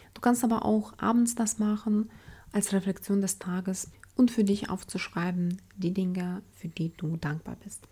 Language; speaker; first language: German; non-native, fluent; Ukrainian